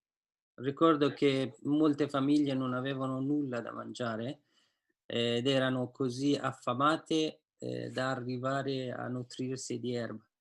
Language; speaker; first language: Italian; non-native, fluent; Persian